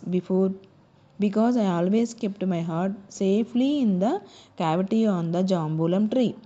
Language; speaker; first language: English; non-native, local second language; Telugu